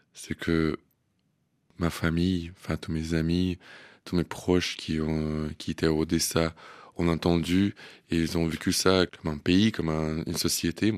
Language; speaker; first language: French; non-native, fluent; Russian